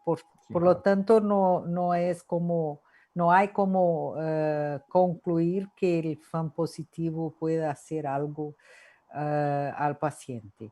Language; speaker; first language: Spanish; non-native, fluent; Portuguese